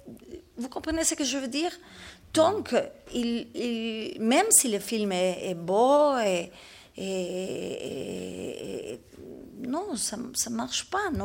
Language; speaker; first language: French; non-native, learner; Spanish